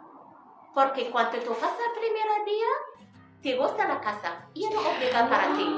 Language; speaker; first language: Spanish; non-native, learner; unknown